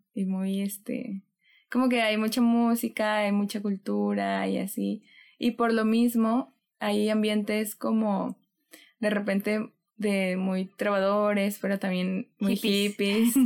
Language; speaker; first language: Spanish; native; Spanish